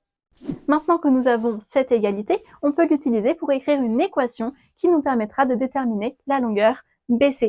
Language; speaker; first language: French; native; French